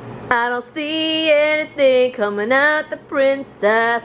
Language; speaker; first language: English; early bilingual, other home language; Spanish